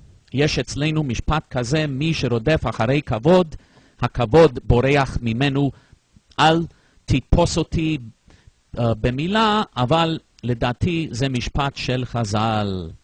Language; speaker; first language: Hebrew; non-native, fluent; English